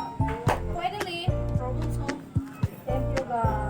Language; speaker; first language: English; non-native, learner; Indonesian